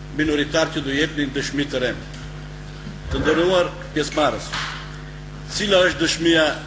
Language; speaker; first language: Albanian; non-native, local second language; Macedonian